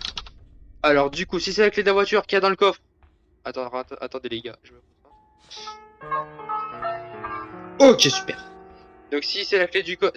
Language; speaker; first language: French; native; French